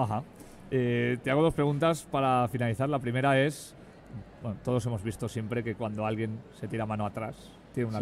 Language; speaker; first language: Spanish; native; Spanish